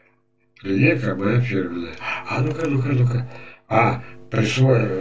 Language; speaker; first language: Russian; native; Russian